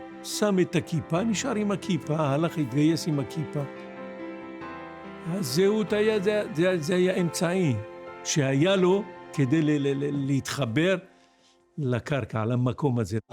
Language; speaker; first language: Hebrew; non-native, fluent; French